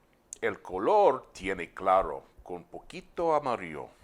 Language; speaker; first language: Spanish; non-native, learner; English